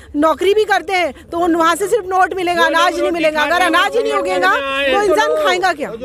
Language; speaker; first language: Hindi; non-native, local second language; Marathi